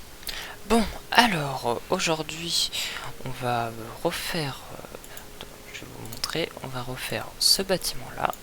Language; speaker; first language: French; native; French